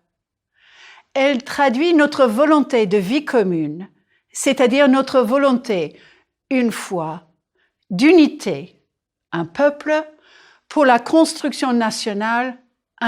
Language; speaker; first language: French; non-native, fluent; English